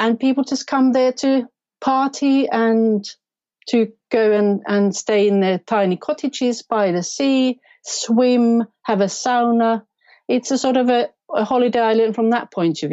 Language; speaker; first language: English; non-native, fluent; Finnish